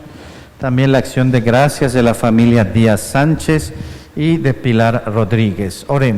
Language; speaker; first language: Spanish; native; Spanish